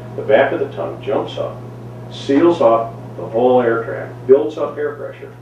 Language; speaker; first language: English; native; English